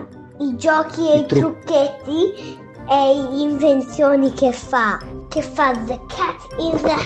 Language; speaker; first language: Italian; early bilingual, heritage; English